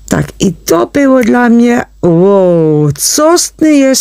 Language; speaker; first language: Polish; non-native, learner; Dutch